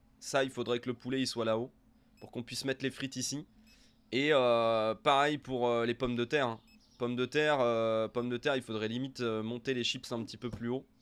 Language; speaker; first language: French; native; French